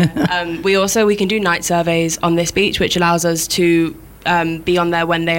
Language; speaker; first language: English; native; English